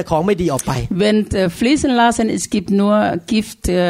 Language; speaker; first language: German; non-native, learner; Thai